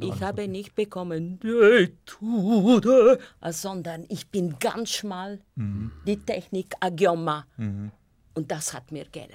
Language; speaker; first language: German; non-native, fluent; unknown